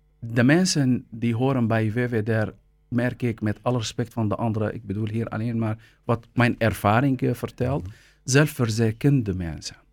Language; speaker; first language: Dutch; non-native, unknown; Arabic